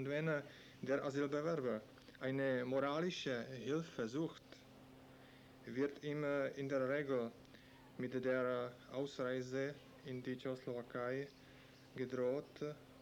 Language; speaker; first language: German; non-native, learner; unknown